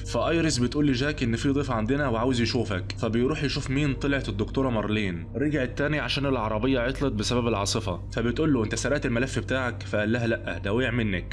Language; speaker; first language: Arabic; native; Arabic